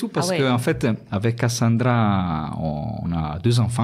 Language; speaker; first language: French; non-native, fluent; Italian